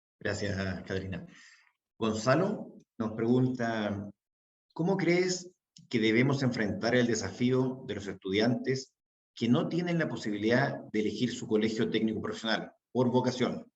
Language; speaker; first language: Spanish; native; Spanish